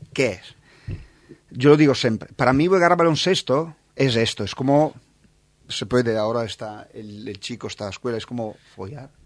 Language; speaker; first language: Spanish; non-native, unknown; Italian